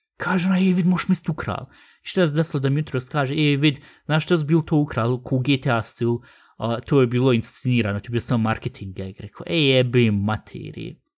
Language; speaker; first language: Bosnian; early bilingual, heritage; Bosnian